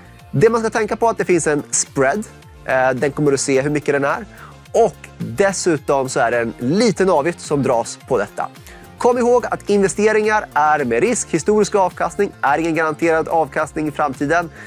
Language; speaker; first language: Swedish; native; Swedish